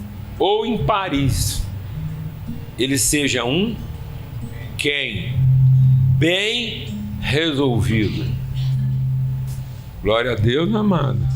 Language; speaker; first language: Portuguese; native; Portuguese